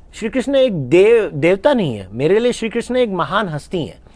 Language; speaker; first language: Hindi; native; Hindi